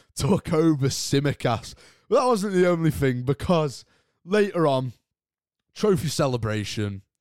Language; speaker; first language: English; native; English